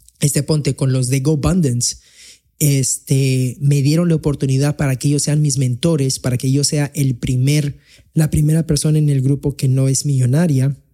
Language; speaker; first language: Spanish; early bilingual, heritage; Spanish